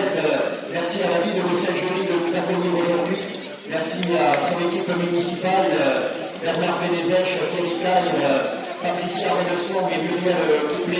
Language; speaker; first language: French; native; French